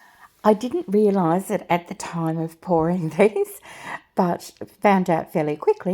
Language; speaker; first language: English; native; English